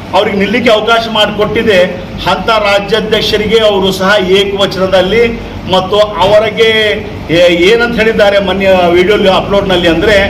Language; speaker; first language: Kannada; non-native, local second language; Urdu